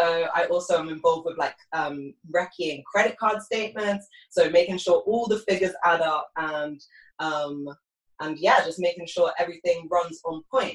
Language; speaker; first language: English; native; English